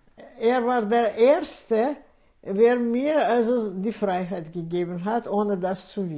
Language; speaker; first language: German; non-native, fluent; Russian